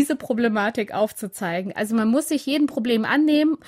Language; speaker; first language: German; early bilingual, other home language; Albanian